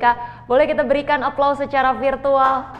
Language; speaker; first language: Indonesian; native; Indonesian